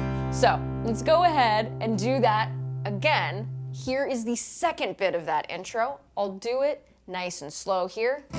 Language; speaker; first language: English; native; English